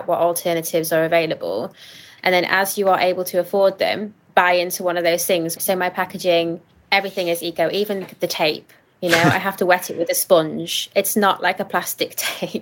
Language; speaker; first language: English; native; English